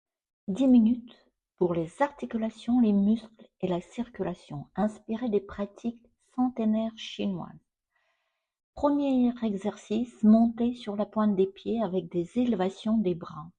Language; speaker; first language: French; non-native, fluent; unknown